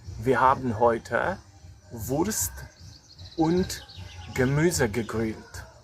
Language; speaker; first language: German; non-native, fluent; Polish